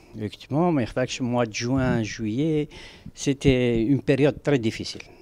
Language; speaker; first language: French; non-native, local second language; Arabic